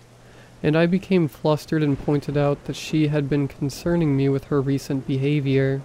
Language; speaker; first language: English; native; English